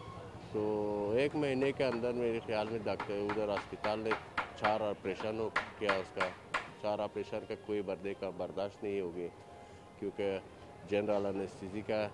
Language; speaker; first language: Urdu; non-native, learner; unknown